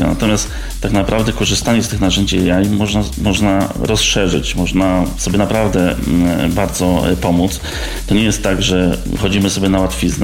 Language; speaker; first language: Polish; native; Polish